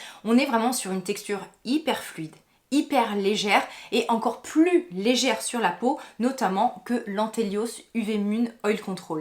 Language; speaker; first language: French; native; French